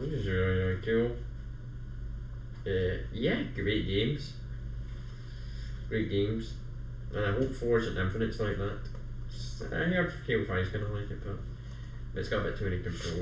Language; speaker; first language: English; native; English